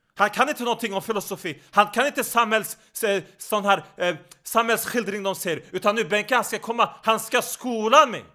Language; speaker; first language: Swedish; non-native, fluent; Turkish